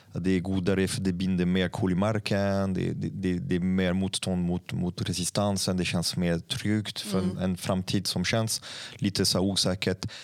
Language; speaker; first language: Swedish; non-native, fluent; French